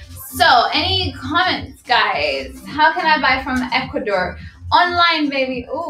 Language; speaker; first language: English; early bilingual, other home language; Portuguese